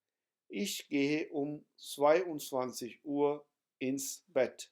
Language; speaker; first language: German; non-native, fluent; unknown